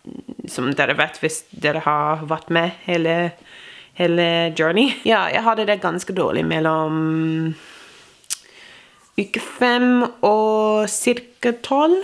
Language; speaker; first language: Norwegian; non-native, fluent; English